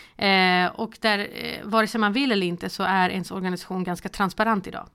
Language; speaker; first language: Swedish; early bilingual, other home language; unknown